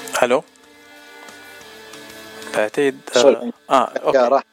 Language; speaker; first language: Arabic; native; Arabic